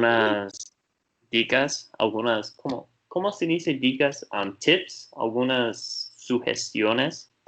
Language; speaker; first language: Spanish; non-native, learner; Portuguese